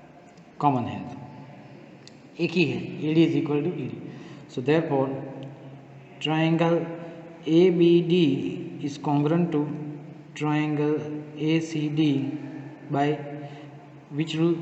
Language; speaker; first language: Hindi; native; Hindi